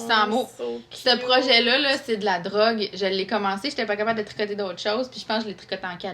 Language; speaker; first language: French; native; French